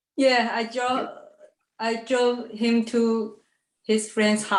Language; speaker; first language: English; non-native, learner; Chinese